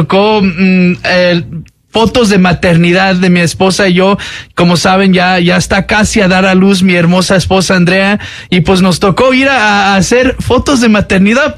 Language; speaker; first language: Spanish; early bilingual, heritage; Spanish